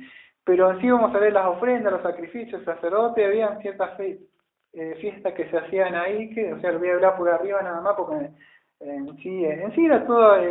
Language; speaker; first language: Spanish; native; Spanish